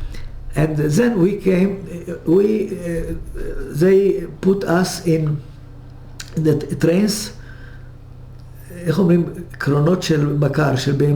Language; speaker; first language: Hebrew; early bilingual, other home language; Hungarian